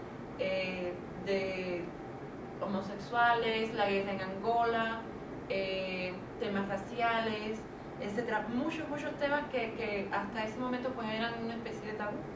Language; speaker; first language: Spanish; native; Spanish